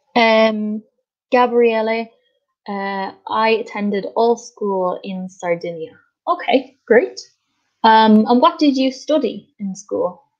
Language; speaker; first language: English; native; English